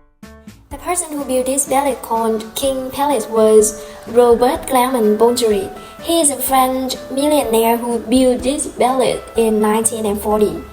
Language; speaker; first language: English; non-native, learner; Vietnamese